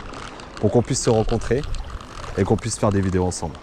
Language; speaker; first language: French; native; French